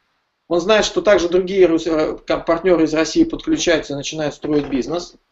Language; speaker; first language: Russian; native; Russian